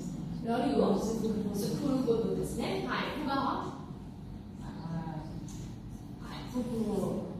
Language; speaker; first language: Japanese; non-native, learner; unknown